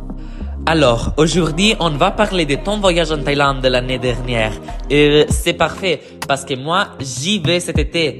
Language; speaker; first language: French; non-native, learner; Italian